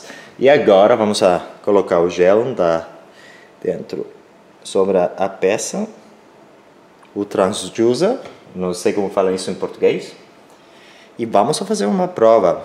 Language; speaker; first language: Portuguese; non-native, learner; Spanish